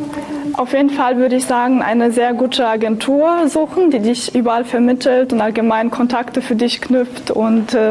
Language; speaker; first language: German; native; German